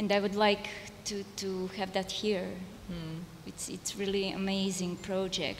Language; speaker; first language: English; non-native, fluent; Serbian